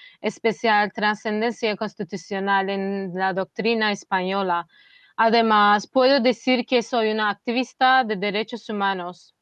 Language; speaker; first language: Spanish; non-native, fluent; Turkish